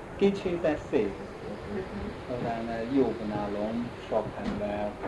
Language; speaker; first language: Hungarian; non-native, learner; Chinese